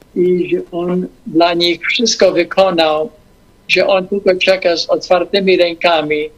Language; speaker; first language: Polish; non-native, fluent; English